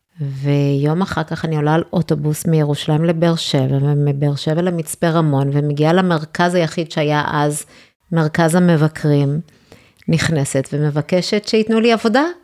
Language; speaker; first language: Hebrew; early bilingual, other home language; English